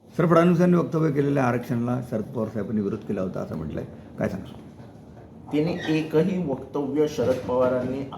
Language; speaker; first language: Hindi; non-native, local second language; Marathi